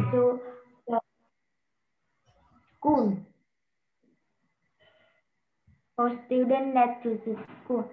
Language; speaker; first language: English; non-native, learner; Vietnamese